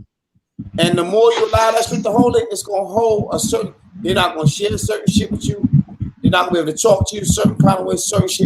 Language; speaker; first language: English; native; English